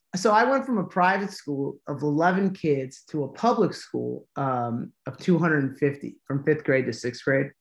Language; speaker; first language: English; native; English